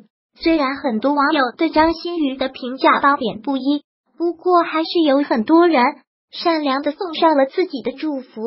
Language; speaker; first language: Chinese; native; Chinese